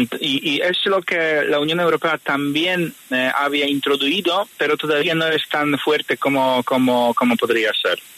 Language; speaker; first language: Spanish; non-native, fluent; Polish